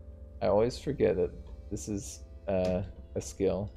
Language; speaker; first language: English; native; English